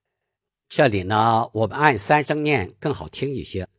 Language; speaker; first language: Chinese; native; Chinese